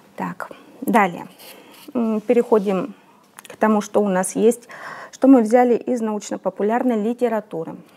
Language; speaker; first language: Russian; native; Russian